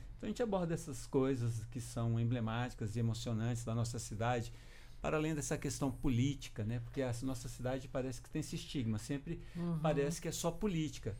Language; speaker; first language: Portuguese; native; Portuguese